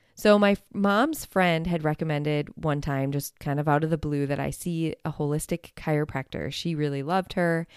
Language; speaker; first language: English; native; English